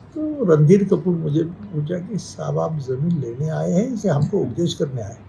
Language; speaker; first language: Hindi; non-native, local second language; Marathi